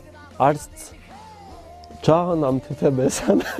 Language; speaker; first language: Mongolian; non-native, learner; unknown